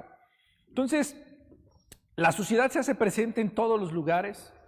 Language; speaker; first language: Spanish; native; Spanish